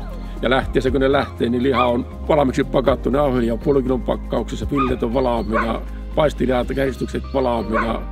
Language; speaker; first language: Finnish; native; Finnish